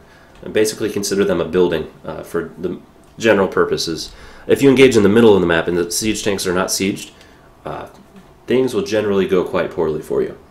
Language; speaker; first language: English; native; English